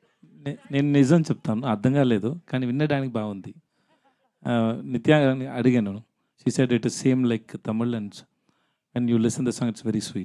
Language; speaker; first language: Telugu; non-native, learner; Tamil